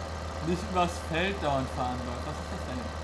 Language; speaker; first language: German; native; German